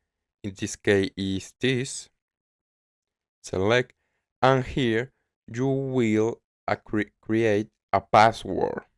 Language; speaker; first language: English; non-native, learner; Spanish